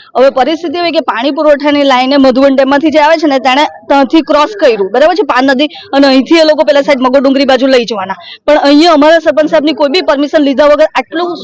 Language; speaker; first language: Gujarati; native; Gujarati